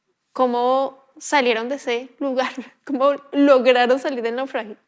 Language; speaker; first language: Spanish; native; Spanish